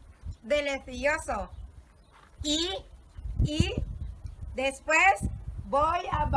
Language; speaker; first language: Spanish; non-native, learner; Filipino